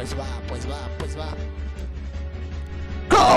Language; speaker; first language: Spanish; native; Spanish